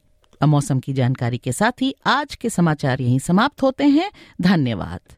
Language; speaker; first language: Hindi; native; Hindi